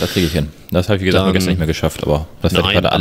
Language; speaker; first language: German; native; German